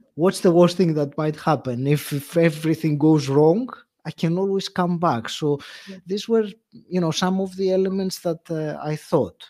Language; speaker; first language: English; non-native, fluent; Greek